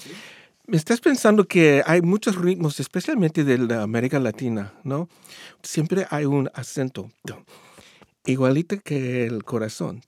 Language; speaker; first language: Spanish; early bilingual, heritage; Spanish